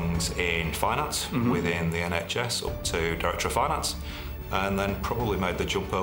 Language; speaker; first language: English; native; English